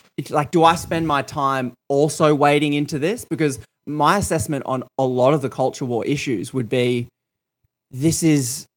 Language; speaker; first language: English; native; English